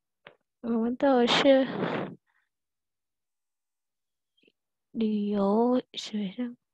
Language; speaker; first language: Chinese; non-native, learner; Indonesian